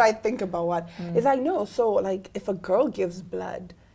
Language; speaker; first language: English; native; English